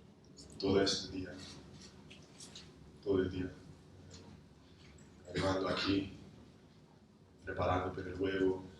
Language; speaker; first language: Spanish; non-native, fluent; English